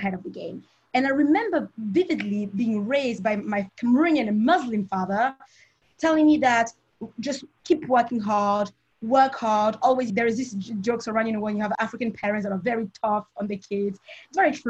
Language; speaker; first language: English; non-native, local second language; French